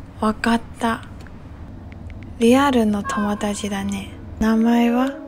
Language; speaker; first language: Japanese; non-native, learner; Chinese